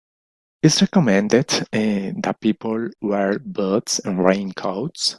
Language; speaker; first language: English; non-native, learner; Spanish